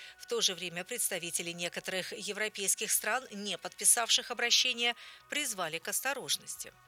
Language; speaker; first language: Russian; native; Russian